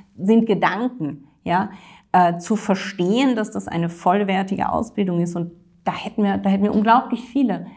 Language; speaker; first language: German; native; German